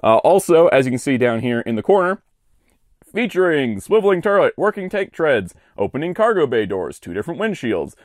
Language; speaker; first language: English; native; English